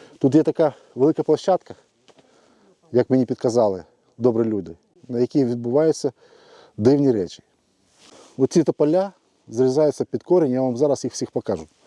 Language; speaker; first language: Ukrainian; non-native, local second language; Russian